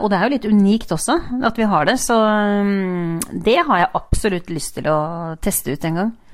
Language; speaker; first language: Norwegian; native; Norwegian